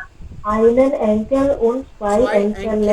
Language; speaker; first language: German; non-native, learner; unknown